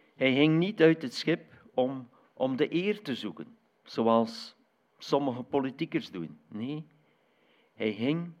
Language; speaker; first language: Dutch; native; Dutch